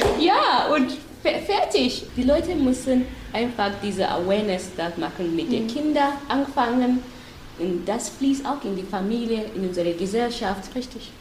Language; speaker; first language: German; non-native, fluent; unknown